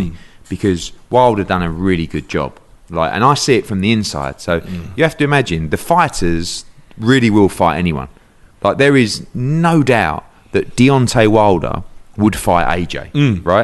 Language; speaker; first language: English; native; English